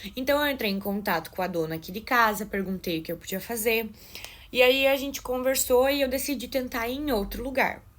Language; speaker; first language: Portuguese; native; Portuguese